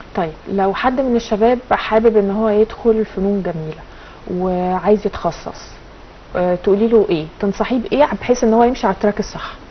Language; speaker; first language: Egyptian Arabic; native; Egyptian Arabic